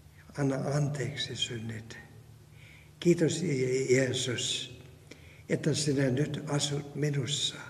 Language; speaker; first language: Finnish; non-native, fluent; Russian